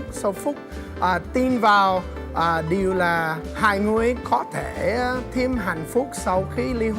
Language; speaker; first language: Vietnamese; non-native, learner; English